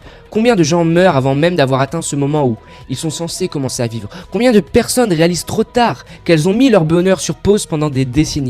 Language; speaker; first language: French; native; French